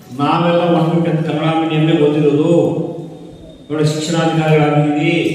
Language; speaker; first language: Kannada; native; Kannada